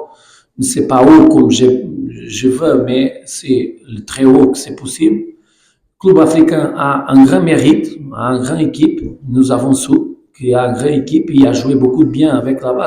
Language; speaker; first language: French; non-native, learner; Portuguese